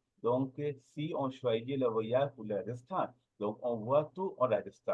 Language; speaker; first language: French; non-native, learner; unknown